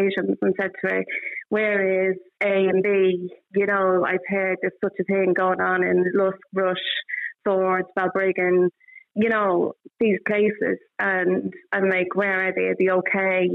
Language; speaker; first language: English; native; English